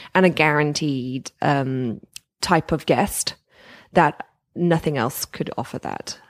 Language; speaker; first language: English; native; English